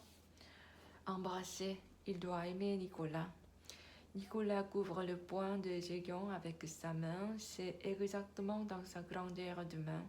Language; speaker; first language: French; non-native, learner; Korean